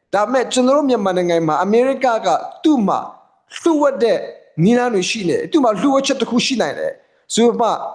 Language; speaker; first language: Burmese; native; Burmese